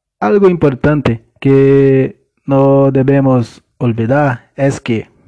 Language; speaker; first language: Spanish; non-native, learner; Portuguese